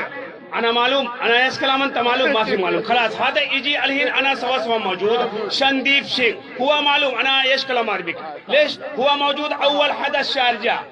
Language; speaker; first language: Arabic; non-native, learner; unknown